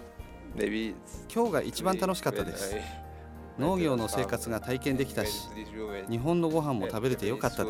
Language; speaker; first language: Japanese; non-native, fluent; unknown